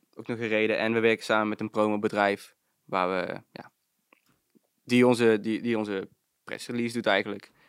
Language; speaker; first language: Dutch; native; Dutch